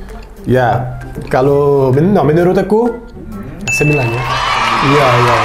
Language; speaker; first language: Indonesian; non-native, learner; Portuguese